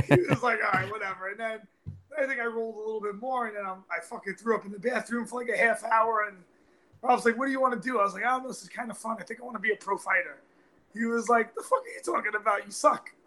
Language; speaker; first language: English; native; English